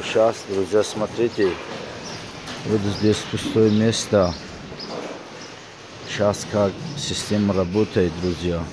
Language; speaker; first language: Russian; non-native, fluent; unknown